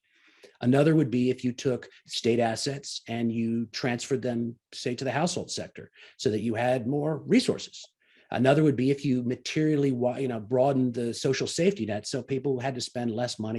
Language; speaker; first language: English; native; English